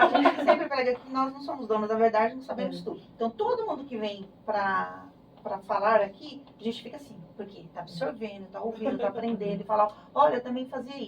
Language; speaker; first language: Portuguese; native; Portuguese